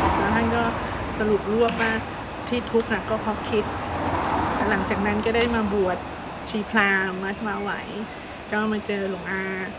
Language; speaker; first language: Thai; native; Thai